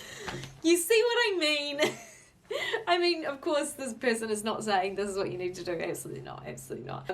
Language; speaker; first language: English; native; English